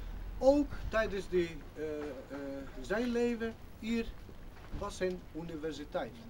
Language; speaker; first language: Dutch; non-native, fluent; Macedonian